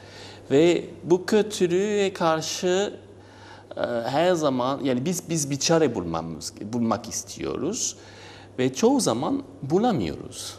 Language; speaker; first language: Turkish; non-native, learner; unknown